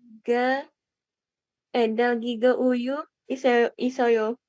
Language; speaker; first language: Korean; non-native, learner; Indonesian